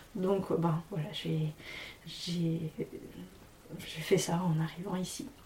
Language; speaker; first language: French; non-native, fluent; English